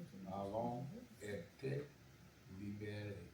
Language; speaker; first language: French; non-native, learner; English